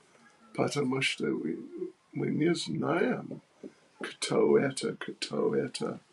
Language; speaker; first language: Russian; non-native, learner; English